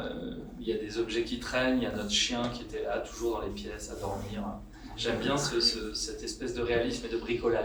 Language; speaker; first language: French; native; French